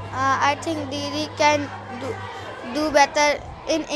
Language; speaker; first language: English; non-native, learner; Hindi